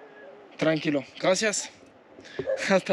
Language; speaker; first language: Spanish; non-native, learner; French